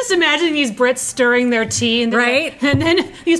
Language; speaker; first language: English; native; English